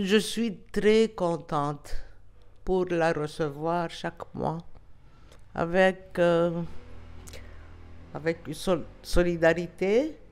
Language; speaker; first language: French; non-native, local second language; Arabic